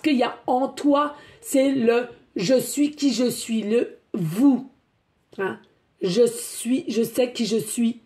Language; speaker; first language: French; native; French